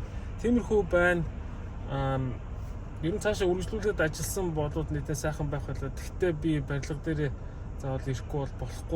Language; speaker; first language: Mongolian; native; Mongolian